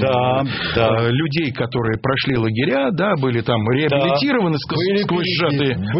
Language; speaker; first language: Russian; native; Russian